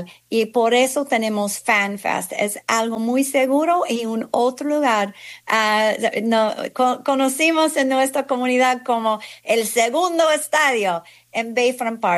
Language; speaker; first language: Spanish; non-native, fluent; English